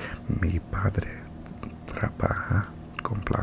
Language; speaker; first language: Spanish; non-native, learner; English